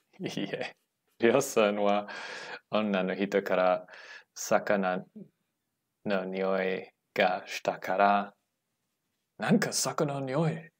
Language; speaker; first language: Japanese; non-native, learner; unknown